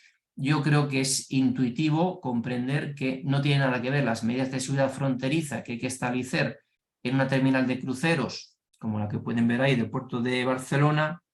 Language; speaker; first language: Spanish; native; Spanish